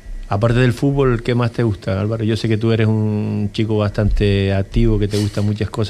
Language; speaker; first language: Spanish; native; Spanish